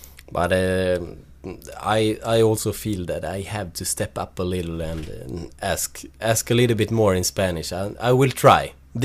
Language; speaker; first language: English; non-native, fluent; Swedish